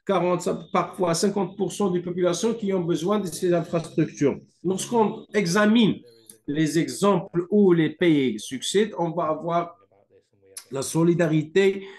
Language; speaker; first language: French; non-native, fluent; English